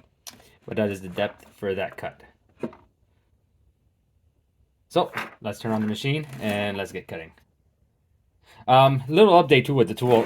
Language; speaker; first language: English; native; English